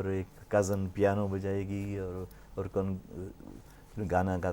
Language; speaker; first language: Hindi; non-native, local second language; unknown